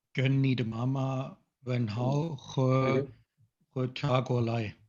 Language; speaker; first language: Chinese; non-native, learner; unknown